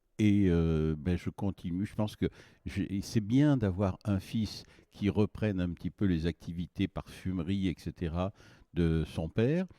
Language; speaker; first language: French; native; French